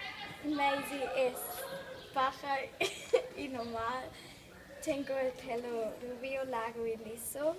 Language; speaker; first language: Spanish; non-native, learner; English